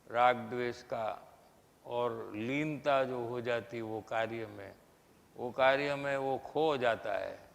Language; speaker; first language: Hindi; non-native, local second language; Gujarati